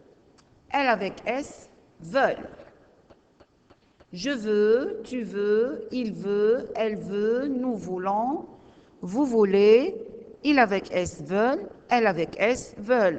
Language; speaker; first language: French; non-native, learner; Arabic